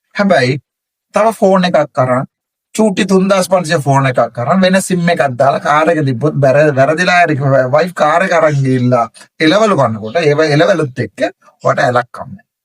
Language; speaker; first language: Sinhala; non-native, local second language; Tamil